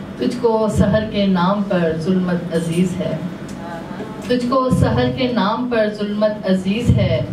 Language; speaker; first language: Urdu; non-native, local second language; Punjabi